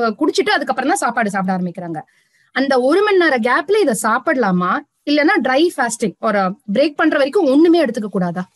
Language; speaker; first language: Tamil; native; Tamil